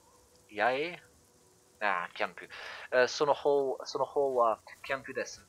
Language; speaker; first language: Japanese; non-native, learner; French